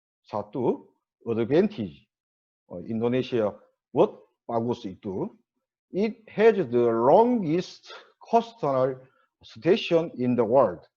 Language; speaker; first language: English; non-native, learner; Korean